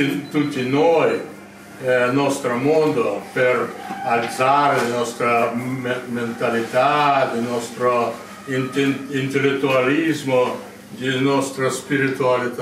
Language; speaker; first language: Italian; non-native, learner; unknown